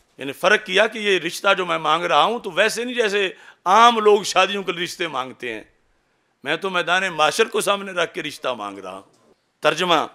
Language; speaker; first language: Urdu; non-native, local second language; Punjabi